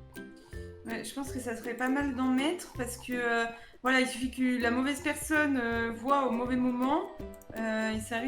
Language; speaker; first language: French; native; French